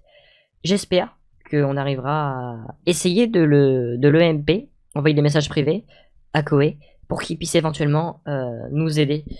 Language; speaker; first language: French; native; French